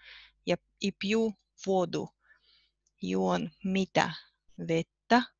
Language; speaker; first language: Finnish; non-native, fluent; Russian